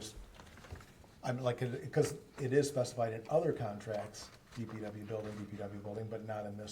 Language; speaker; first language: English; native; English